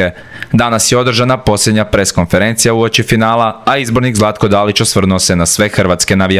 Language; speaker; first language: Croatian; native; Croatian